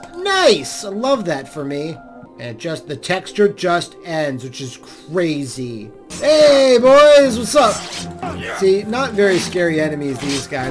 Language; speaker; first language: English; native; English